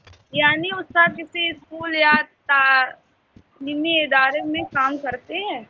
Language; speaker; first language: Urdu; native; Urdu